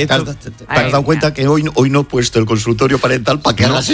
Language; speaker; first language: Spanish; native; Spanish